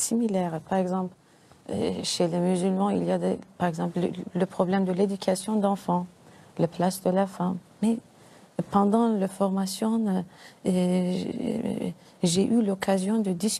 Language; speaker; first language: French; non-native, learner; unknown